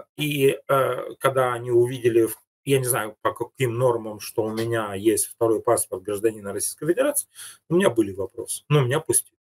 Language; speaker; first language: Russian; native; Russian